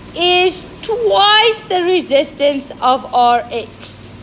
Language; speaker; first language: English; non-native, local second language; Afrikaans